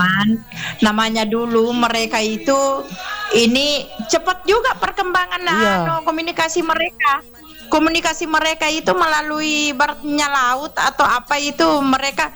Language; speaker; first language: Indonesian; native; Indonesian